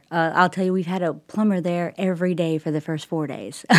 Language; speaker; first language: English; native; English